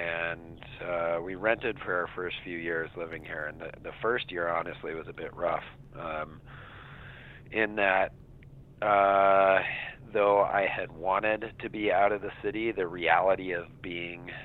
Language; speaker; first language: English; native; English